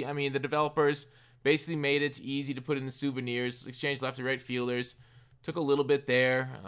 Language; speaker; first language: English; native; English